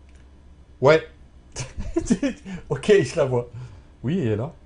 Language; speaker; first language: French; native; French